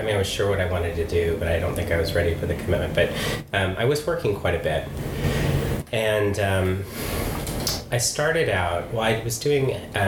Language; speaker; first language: English; native; English